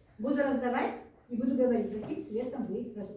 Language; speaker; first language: Russian; non-native, local second language; Kazakh